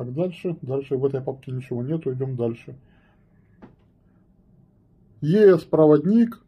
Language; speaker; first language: Russian; native; Russian